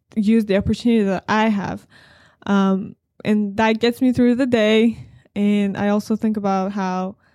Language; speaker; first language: English; non-native, fluent; Persian